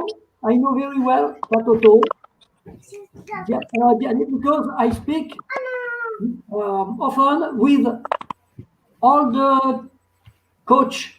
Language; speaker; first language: English; non-native, learner; French